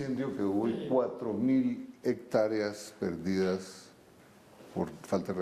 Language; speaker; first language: Spanish; native; Spanish